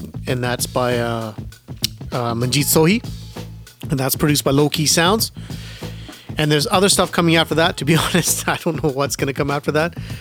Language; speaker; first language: English; early bilingual, other home language; Punjabi